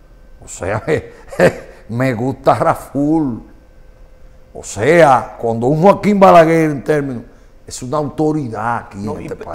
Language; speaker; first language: Spanish; native; Spanish